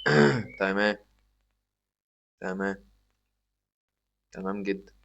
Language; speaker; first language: Arabic; native; Arabic